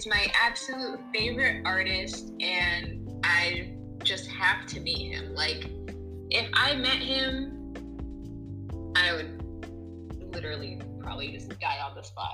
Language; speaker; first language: English; native; English